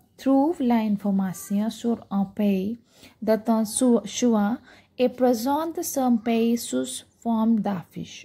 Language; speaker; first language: French; non-native, fluent; Hindi